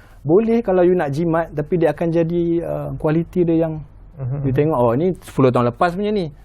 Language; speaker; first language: Malay; native; Malay